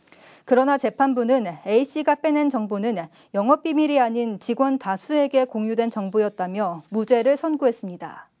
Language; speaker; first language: Korean; native; Korean